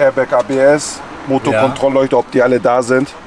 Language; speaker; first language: German; native; German